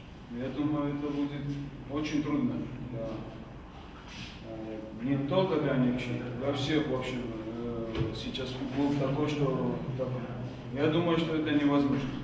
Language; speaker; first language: Russian; non-native, fluent; Georgian